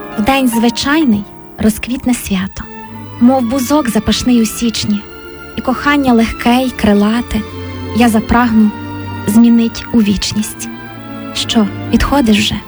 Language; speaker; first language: Ukrainian; native; Ukrainian